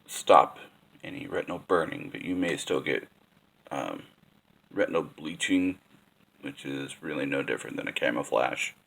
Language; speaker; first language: English; native; English